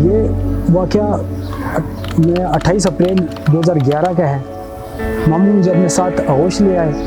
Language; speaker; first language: Urdu; non-native, local second language; Pahari-Potwari